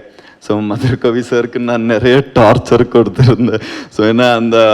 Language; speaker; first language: Tamil; non-native, learner; Kannada